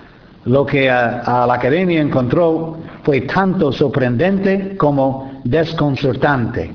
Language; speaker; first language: Spanish; non-native, fluent; English